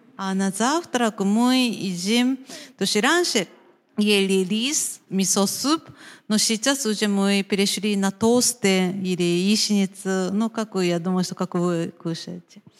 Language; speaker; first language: Russian; non-native, fluent; Japanese